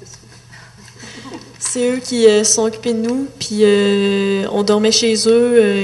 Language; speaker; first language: French; native; French